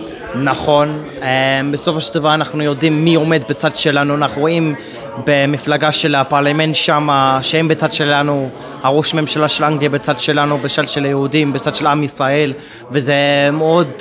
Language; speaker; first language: Hebrew; non-native, fluent; English